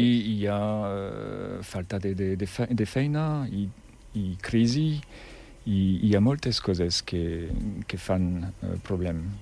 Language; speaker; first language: Catalan; non-native, learner; French